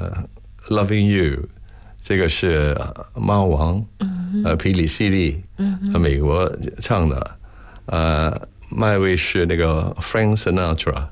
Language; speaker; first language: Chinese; non-native, local second language; Cantonese